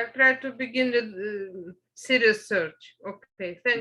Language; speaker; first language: English; non-native, learner; Russian